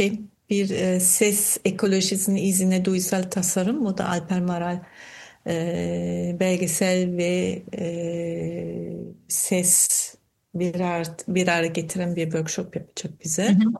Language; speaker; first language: Turkish; non-native, fluent; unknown